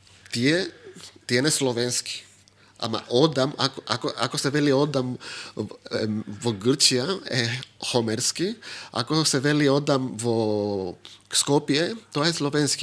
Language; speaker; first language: Macedonian; non-native, fluent; Greek